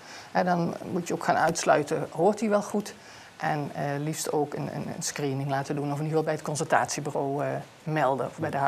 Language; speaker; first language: Dutch; native; Dutch